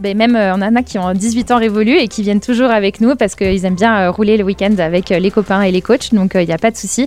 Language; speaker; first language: French; native; French